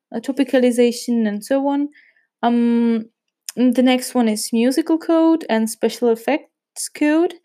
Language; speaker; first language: English; non-native, fluent; Czech